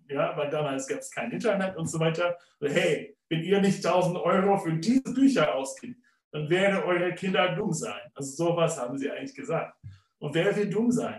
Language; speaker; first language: German; non-native, fluent; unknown